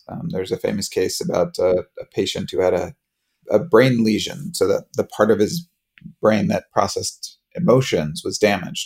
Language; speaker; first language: English; native; English